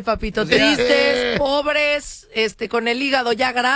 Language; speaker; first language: Spanish; native; Spanish